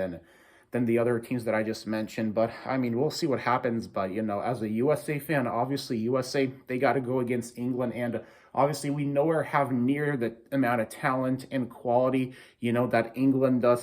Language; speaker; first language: English; native; English